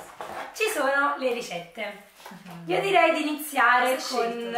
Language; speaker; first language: Italian; native; Italian